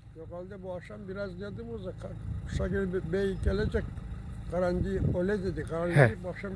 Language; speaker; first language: Turkish; non-native, local second language; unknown